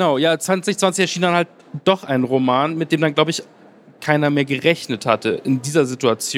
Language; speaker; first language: German; native; German